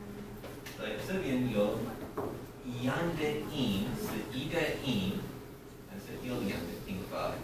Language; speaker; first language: Chinese; non-native, learner; English